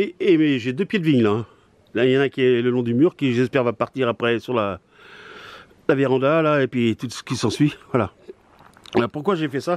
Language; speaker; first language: French; native; French